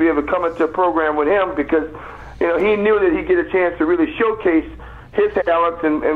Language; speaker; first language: English; native; English